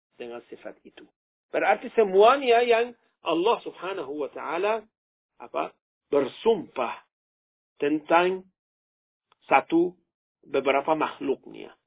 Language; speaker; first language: Indonesian; non-native, fluent; Persian